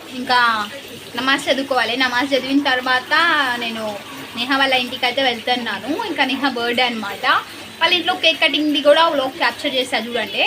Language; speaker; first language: Telugu; native; Telugu